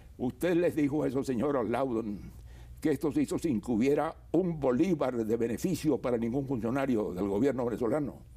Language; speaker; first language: Spanish; native; Spanish